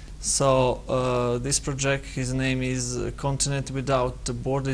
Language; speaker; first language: English; non-native, learner; Serbian